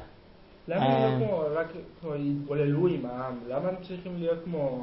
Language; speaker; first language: Hebrew; non-native, learner; Spanish